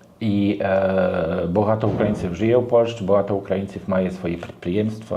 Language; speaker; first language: Ukrainian; non-native, learner; Polish